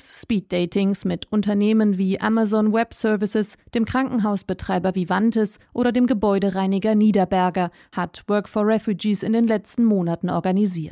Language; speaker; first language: German; native; German